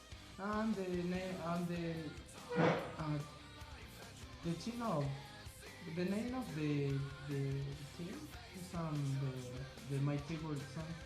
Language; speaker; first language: English; non-native, learner; Spanish